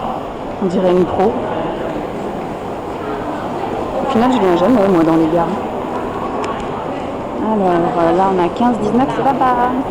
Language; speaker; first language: French; native; French